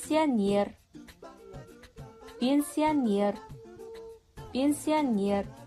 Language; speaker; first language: Russian; non-native, fluent; Kazakh